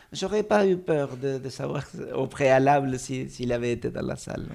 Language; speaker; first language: French; non-native, fluent; Spanish